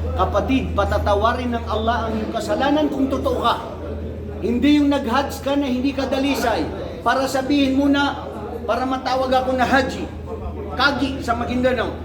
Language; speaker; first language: Filipino; non-native, local second language; Maranao